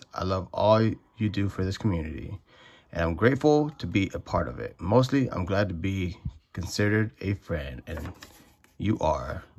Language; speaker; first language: English; native; English